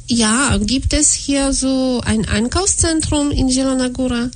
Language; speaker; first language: German; non-native, fluent; Polish